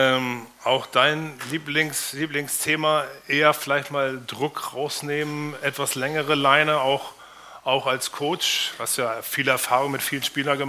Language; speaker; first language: German; native; German